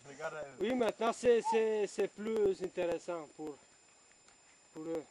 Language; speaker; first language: French; non-native, learner; Bulgarian